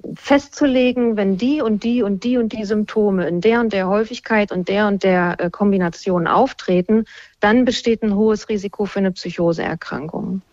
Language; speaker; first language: German; non-native, fluent; Spanish